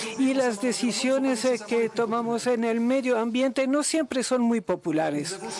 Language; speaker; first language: Spanish; non-native, learner; Luxembourgish